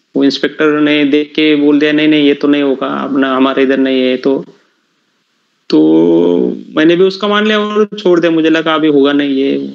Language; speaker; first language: Hindi; non-native, local second language; Marathi